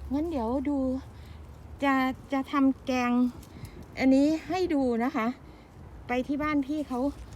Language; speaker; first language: Thai; native; Thai